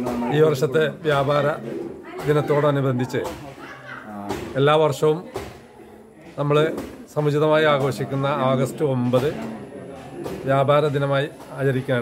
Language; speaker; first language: Malayalam; native; Malayalam